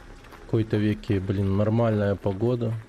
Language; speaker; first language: Russian; native; Russian